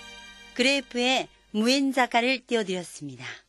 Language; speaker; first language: Korean; native; Korean